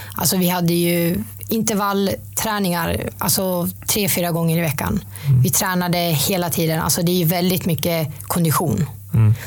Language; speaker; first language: Swedish; native; Swedish